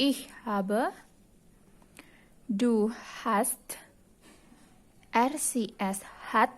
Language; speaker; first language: German; non-native, fluent; Indonesian